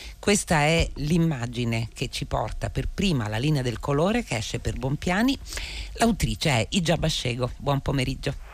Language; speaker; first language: Italian; native; Italian